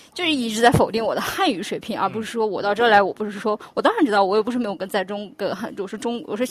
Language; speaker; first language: Chinese; non-native, local second language; Uyghur